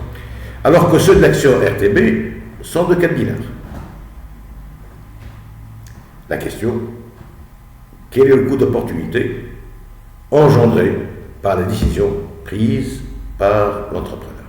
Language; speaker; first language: French; non-native, local second language; Arabic